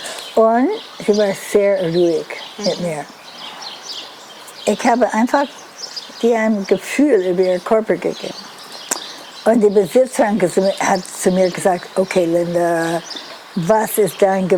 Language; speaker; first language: German; non-native, learner; English